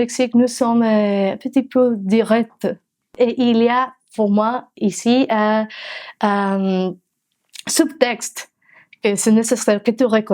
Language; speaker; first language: French; non-native, learner; Spanish